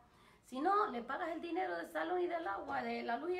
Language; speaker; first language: Spanish; native; Spanish